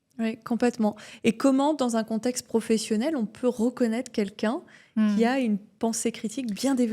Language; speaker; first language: French; native; French